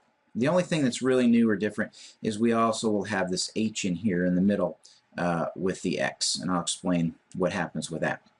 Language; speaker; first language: English; native; English